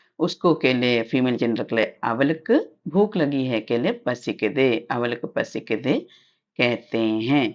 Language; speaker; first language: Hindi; non-native, local second language; Tamil